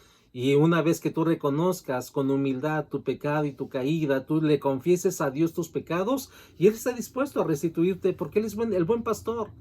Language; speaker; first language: Spanish; native; Spanish